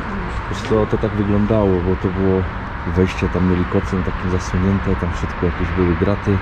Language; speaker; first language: Polish; native; Polish